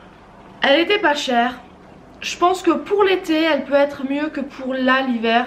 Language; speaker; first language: French; native; French